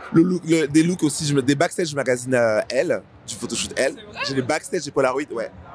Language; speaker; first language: French; native; French